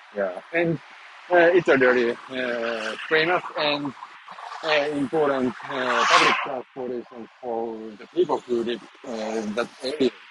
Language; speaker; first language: English; non-native, learner; Japanese